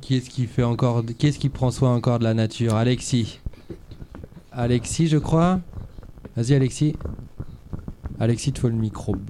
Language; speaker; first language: French; native; French